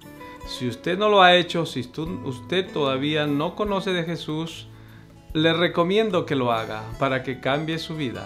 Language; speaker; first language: Spanish; native; Spanish